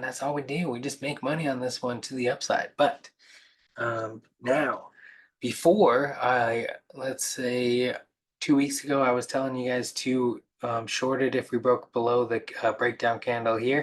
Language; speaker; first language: English; native; English